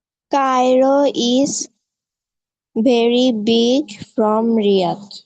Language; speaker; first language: English; non-native, learner; Bangla